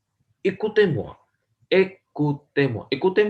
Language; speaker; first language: French; non-native, fluent; Urdu